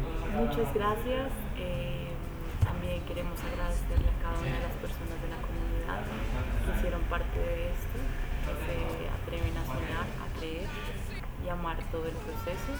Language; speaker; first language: Spanish; native; Spanish